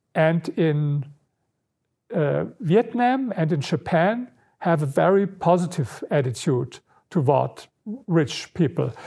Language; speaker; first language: English; non-native, fluent; German